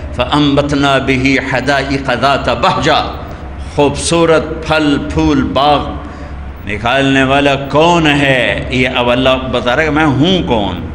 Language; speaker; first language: Urdu; non-native, local second language; Punjabi